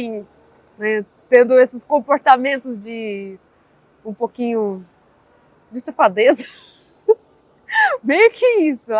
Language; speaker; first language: Portuguese; non-native, fluent; Russian